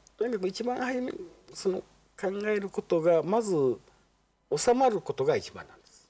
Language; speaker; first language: Japanese; native; Japanese